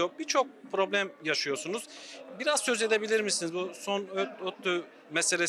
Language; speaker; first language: Turkish; native; Turkish